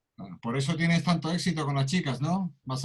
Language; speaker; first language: Spanish; native; Spanish